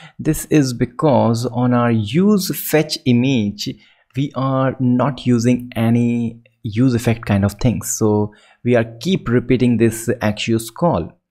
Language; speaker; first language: English; non-native, local second language; Hindi